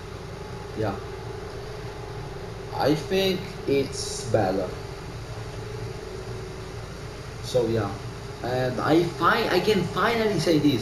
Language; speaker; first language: English; non-native, learner; Italian